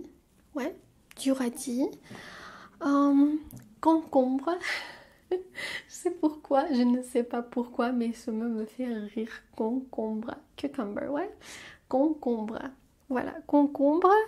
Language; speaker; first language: French; non-native, fluent; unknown